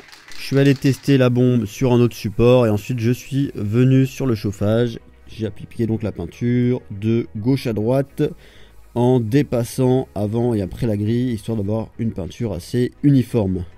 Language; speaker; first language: French; native; French